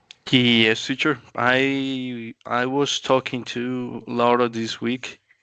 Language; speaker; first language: English; non-native, learner; Spanish